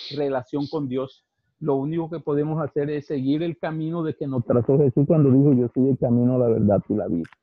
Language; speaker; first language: Spanish; native; Spanish